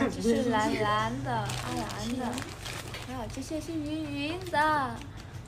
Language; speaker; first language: Chinese; non-native, learner; Vietnamese